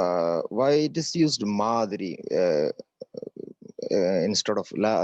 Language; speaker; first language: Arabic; non-native, learner; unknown